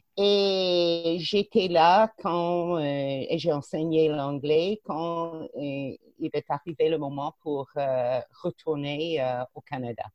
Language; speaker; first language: French; non-native, fluent; English